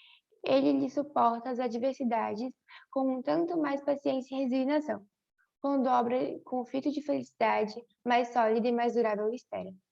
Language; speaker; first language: Portuguese; native; Portuguese